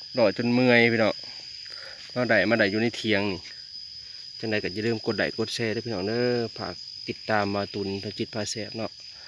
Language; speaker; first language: Thai; native; Thai